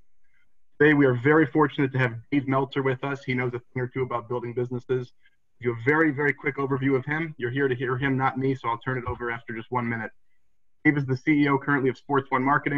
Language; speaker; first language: English; native; English